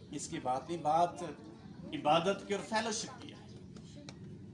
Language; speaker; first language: Urdu; non-native, local second language; Punjabi